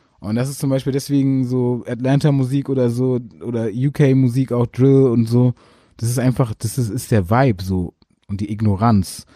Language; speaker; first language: German; early bilingual, other home language; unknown